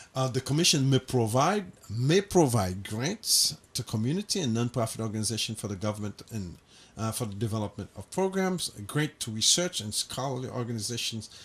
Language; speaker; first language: English; non-native, fluent; Haitian Creole